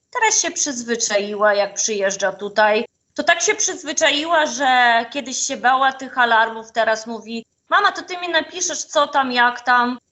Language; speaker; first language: Polish; non-native, fluent; Ukrainian